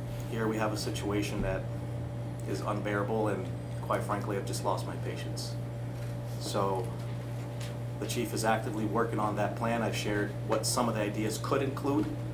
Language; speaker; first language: English; early bilingual, other home language; Spanish